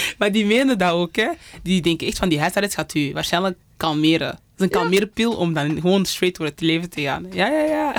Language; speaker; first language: Dutch; early bilingual, other home language; Lingala